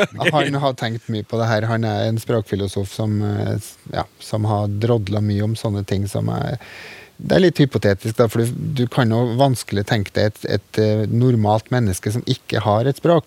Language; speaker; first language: Norwegian; native; Norwegian